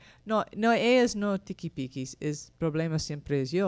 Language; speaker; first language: Spanish; non-native, fluent; English